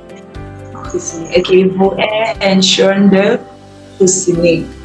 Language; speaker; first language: French; non-native, learner; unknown